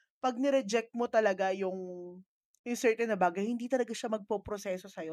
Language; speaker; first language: Filipino; native; Filipino